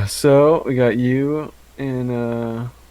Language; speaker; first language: English; native; English